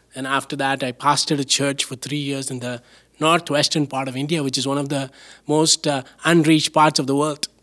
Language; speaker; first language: English; non-native, local second language; Tamil